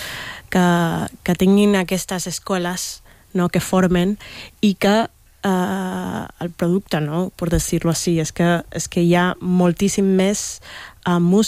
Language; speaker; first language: Catalan; non-native, fluent; Spanish